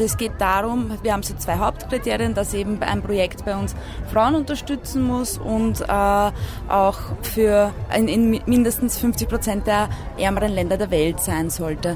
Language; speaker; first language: German; native; German